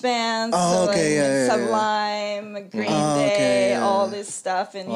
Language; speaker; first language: English; non-native, fluent; Japanese